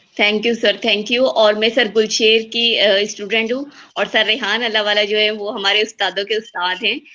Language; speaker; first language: Urdu; native; Urdu